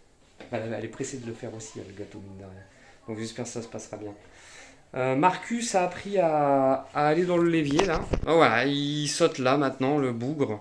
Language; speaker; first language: French; native; French